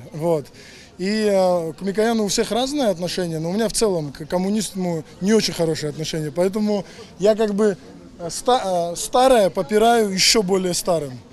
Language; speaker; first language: Russian; non-native, local second language; Georgian